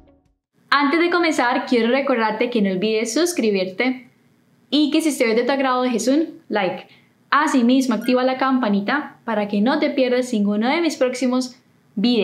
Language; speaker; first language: Spanish; native; Spanish